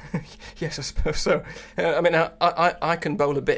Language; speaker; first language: English; native; English